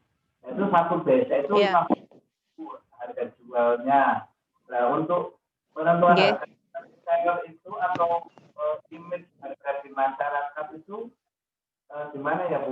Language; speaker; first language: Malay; non-native, local second language; Javanese